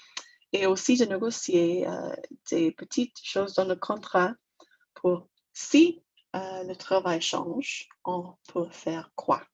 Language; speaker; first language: French; non-native, fluent; English